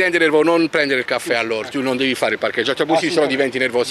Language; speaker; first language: Italian; native; Italian